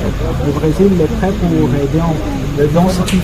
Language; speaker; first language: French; non-native, fluent; Portuguese